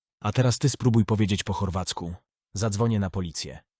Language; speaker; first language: Polish; native; Polish